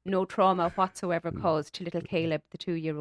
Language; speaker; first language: English; native; English